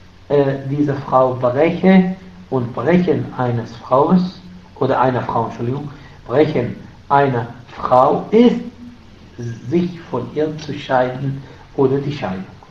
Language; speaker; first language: German; non-native, fluent; Arabic